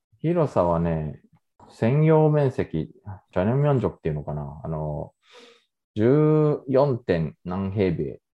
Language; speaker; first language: Japanese; native; Japanese